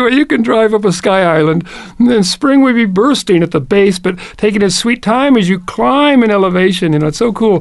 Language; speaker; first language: English; native; English